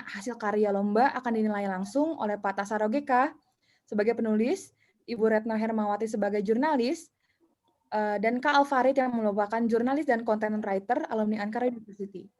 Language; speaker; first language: Indonesian; native; Indonesian